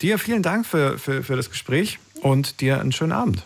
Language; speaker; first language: German; native; German